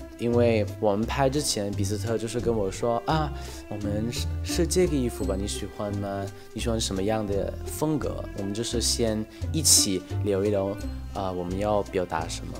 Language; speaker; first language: Chinese; non-native, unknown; Thai